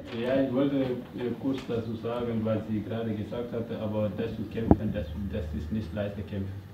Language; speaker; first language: German; non-native, learner; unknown